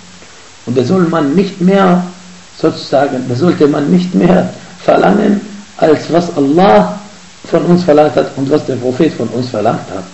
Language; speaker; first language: German; non-native, fluent; Arabic